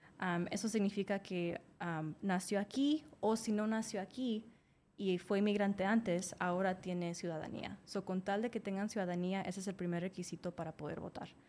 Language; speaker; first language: Spanish; early bilingual, other home language; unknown